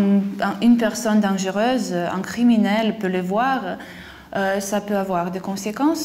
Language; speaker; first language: French; non-native, fluent; Lithuanian